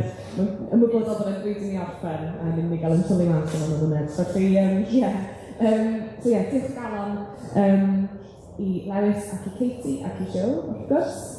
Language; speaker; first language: Welsh; native; Welsh